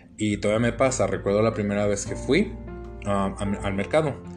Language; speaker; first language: Spanish; early bilingual, heritage; Spanish